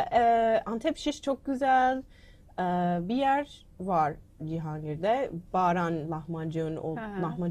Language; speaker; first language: Turkish; non-native, learner; English